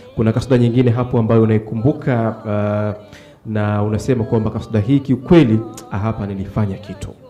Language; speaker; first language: Swahili; native; Swahili